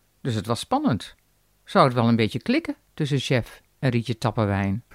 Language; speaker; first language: Dutch; native; Dutch